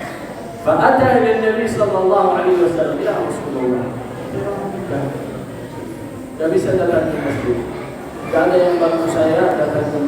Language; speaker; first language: Indonesian; non-native, learner; Arabic